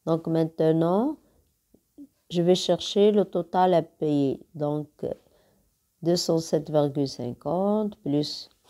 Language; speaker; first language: French; non-native, local second language; Arabic